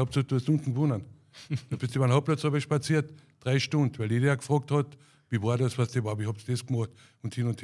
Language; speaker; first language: German; native; German